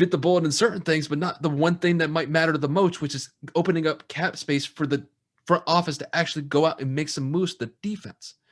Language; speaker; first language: English; native; English